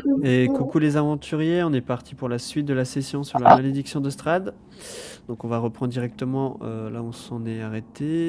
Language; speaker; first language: French; native; French